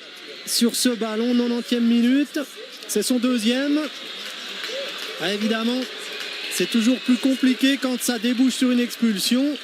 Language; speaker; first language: French; native; French